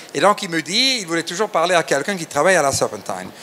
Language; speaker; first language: French; native; French